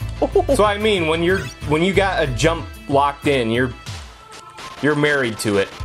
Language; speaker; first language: English; native; English